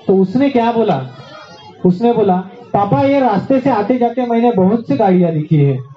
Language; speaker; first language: Hindi; non-native, local second language; Marathi